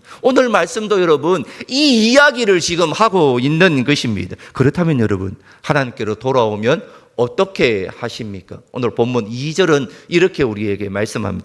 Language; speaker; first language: Korean; native; Korean